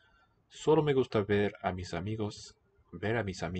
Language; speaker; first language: Spanish; non-native, learner; English